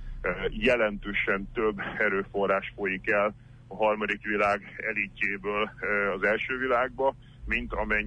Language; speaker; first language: Hungarian; native; Hungarian